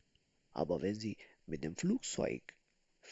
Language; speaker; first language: German; non-native, fluent; Urdu